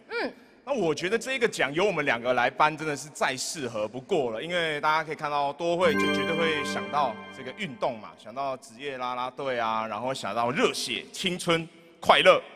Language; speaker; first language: Chinese; native; Chinese